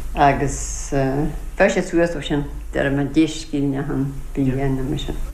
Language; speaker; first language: Irish; native; Irish